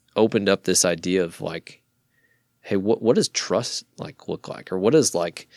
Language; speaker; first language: English; native; English